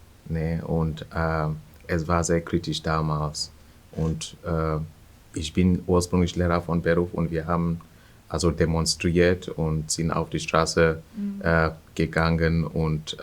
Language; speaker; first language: German; non-native, fluent; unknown